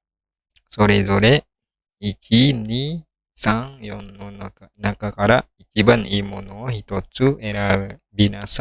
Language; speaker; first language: Japanese; non-native, fluent; Indonesian